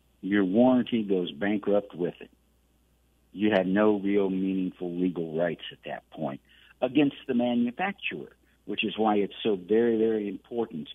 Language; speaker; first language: English; native; English